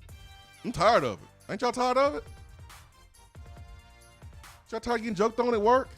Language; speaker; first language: English; native; English